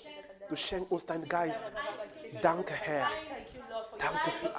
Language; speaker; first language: German; non-native, fluent; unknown